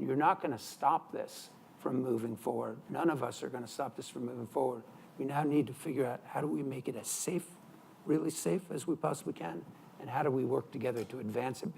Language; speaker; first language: English; native; English